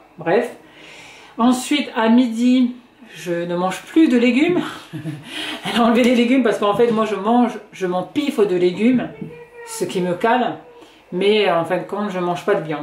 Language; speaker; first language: French; native; French